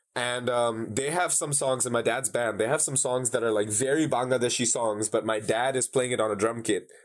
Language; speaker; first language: English; non-native, local second language; Bangla